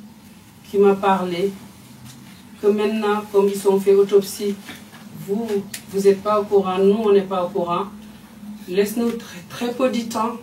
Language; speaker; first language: French; non-native, fluent; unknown